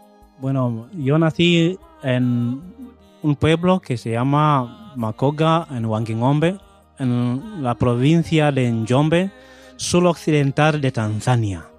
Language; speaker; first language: Spanish; non-native, fluent; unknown